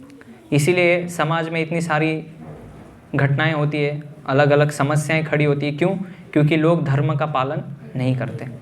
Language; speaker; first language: Hindi; native; Hindi